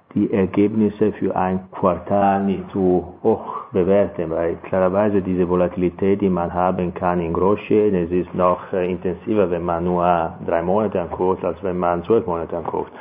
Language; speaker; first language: German; non-native, fluent; Italian